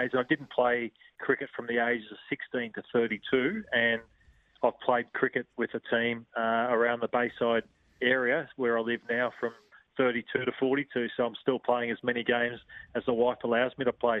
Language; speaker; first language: English; native; English